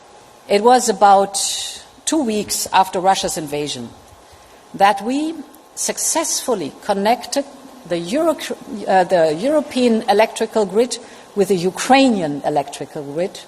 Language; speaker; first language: English; non-native, fluent; German